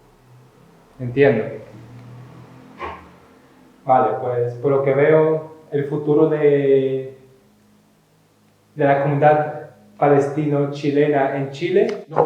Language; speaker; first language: Spanish; non-native, fluent; Ukrainian